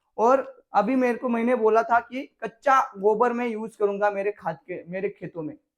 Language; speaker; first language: Hindi; non-native, local second language; Marathi